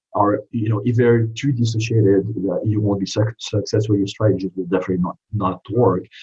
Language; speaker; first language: English; non-native, fluent; French